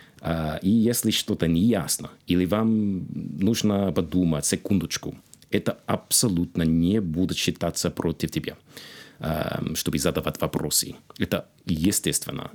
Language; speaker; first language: Russian; non-native, fluent; English